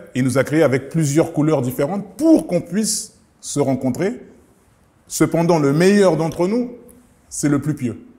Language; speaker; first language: French; early bilingual, other home language; Lingala